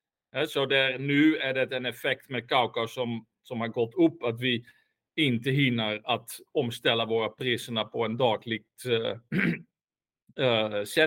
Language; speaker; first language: Swedish; non-native, fluent; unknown